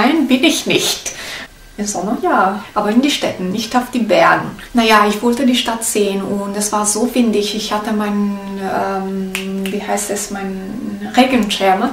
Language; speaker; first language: German; non-native, learner; Italian